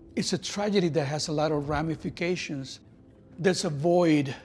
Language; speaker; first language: English; non-native, fluent; Spanish